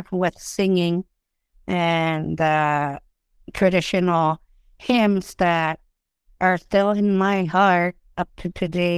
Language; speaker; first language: English; non-native, fluent; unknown